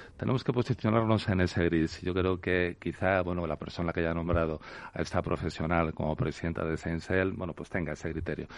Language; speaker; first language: Spanish; native; Spanish